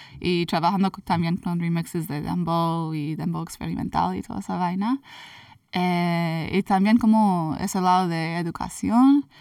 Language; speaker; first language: Spanish; early bilingual, heritage; English